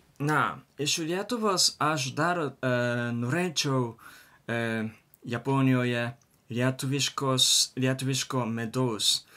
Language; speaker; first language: Lithuanian; non-native, learner; Japanese